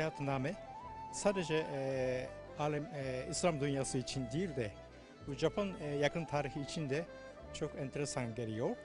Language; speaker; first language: Turkish; non-native, fluent; Japanese